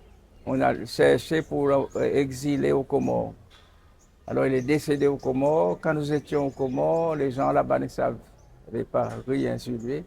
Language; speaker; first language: French; non-native, local second language; Seselwa Creole French